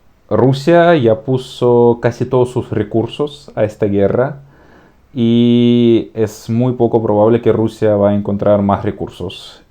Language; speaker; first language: Spanish; non-native, fluent; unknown